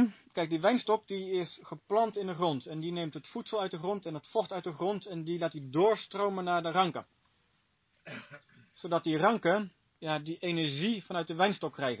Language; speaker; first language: Dutch; native; Dutch